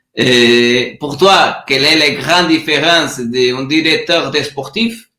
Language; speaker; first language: French; non-native, learner; Portuguese